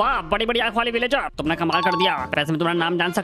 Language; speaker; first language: Hindi; native; Hindi